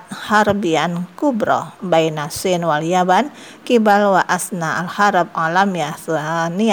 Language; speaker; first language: Arabic; non-native, fluent; Indonesian